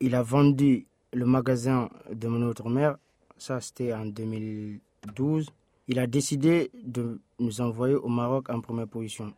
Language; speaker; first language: French; non-native, local second language; Fula